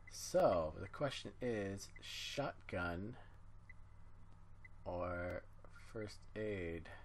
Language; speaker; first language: English; native; English